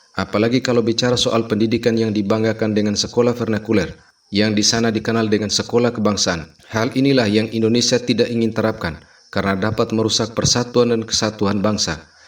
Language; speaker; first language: Indonesian; native; Indonesian